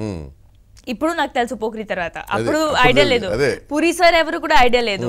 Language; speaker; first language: Telugu; non-native, local second language; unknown